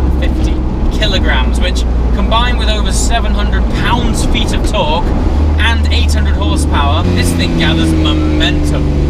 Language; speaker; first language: English; native; English